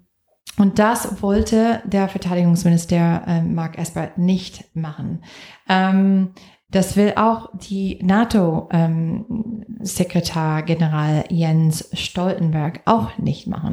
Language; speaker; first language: German; non-native, fluent; English